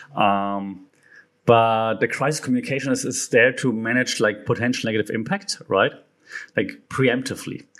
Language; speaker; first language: English; non-native, fluent; German